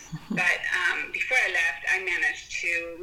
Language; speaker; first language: English; non-native, fluent; Spanish